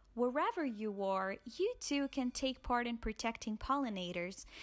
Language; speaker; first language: English; non-native, fluent; Arabic